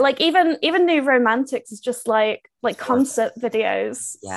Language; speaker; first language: English; native; English